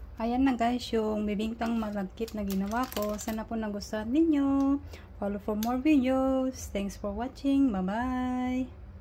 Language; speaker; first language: Filipino; non-native, local second language; Iloko